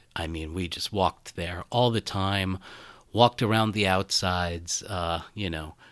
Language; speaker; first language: English; native; English